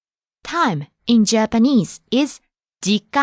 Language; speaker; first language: English; non-native, fluent; Japanese